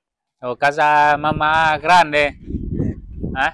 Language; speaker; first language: Portuguese; non-native, learner; Vietnamese